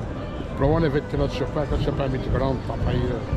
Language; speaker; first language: Portuguese; native; Portuguese